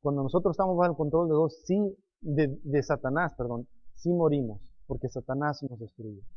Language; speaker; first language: Spanish; non-native, fluent; English